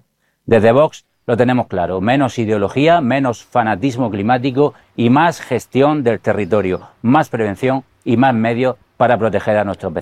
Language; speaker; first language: Spanish; native; Spanish